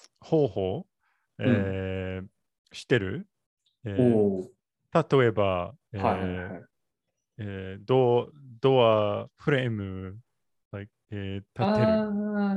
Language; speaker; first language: Japanese; non-native, learner; English